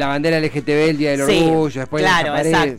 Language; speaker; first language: Spanish; native; Spanish